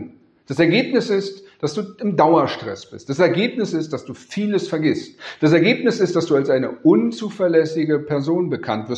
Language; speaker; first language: German; native; German